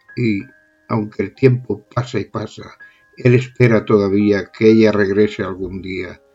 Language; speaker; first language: Spanish; non-native, local second language; Catalan